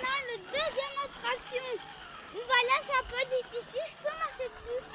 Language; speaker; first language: French; native; French